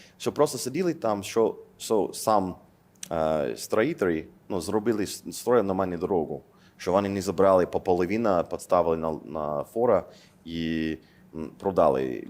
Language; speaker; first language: Ukrainian; non-native, learner; English